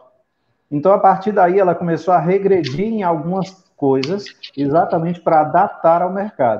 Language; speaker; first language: Portuguese; native; Portuguese